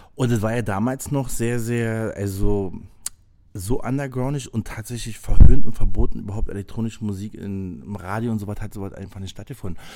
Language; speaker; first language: German; native; German